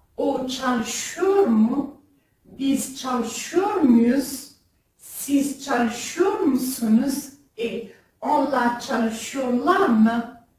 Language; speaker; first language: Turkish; non-native, fluent; French